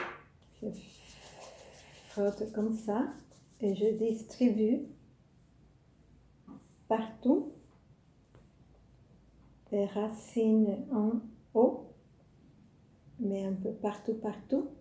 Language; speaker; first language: French; non-native, fluent; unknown